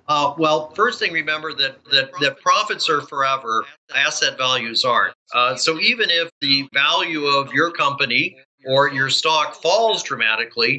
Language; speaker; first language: English; native; English